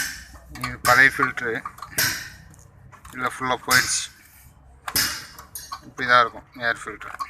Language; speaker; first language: Tamil; native; Tamil